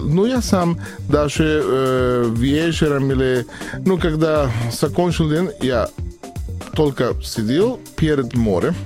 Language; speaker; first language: Russian; non-native, learner; Spanish